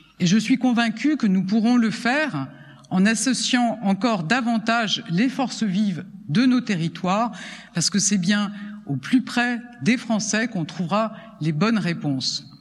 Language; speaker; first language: French; native; French